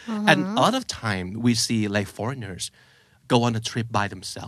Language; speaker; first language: English; non-native, fluent; Thai